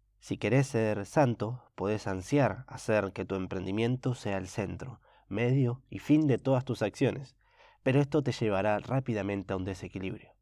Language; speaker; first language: Spanish; native; Spanish